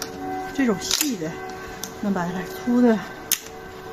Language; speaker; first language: Chinese; native; Chinese